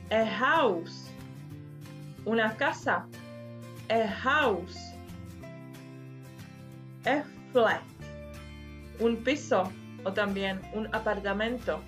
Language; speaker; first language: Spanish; non-native, fluent; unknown